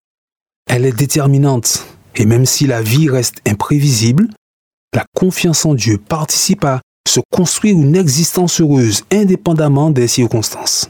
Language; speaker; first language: French; native; French